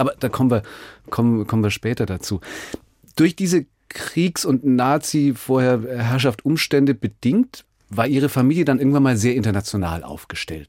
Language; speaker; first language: German; native; German